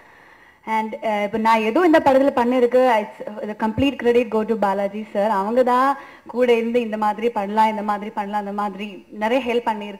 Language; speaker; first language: Tamil; non-native, learner; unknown